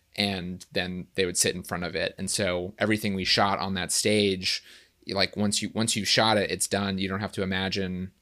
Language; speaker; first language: English; native; English